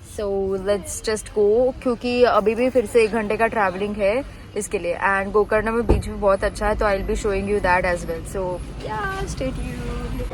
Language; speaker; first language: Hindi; non-native, local second language; Marathi